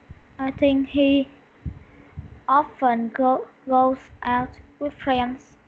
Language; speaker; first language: English; non-native, learner; Vietnamese